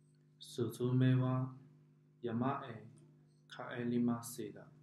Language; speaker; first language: Japanese; non-native, learner; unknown